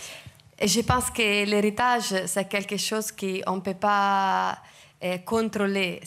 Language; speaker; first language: French; non-native, fluent; Italian